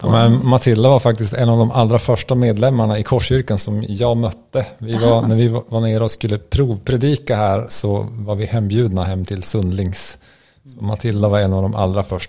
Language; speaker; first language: Swedish; native; Swedish